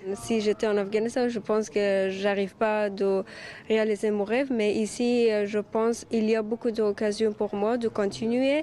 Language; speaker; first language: French; non-native, learner; Persian